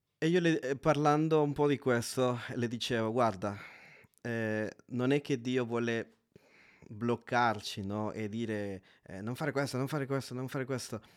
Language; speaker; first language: Italian; non-native, fluent; Spanish